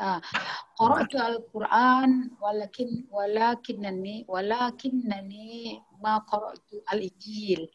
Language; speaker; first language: Arabic; non-native, learner; Malay